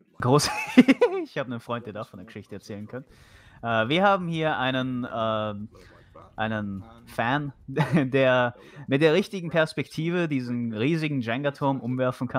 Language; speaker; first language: German; native; German